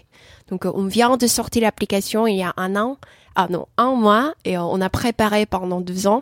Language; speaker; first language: French; non-native, fluent; Korean